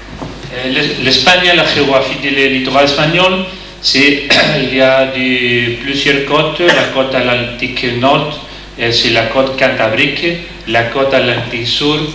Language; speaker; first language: French; non-native, learner; Spanish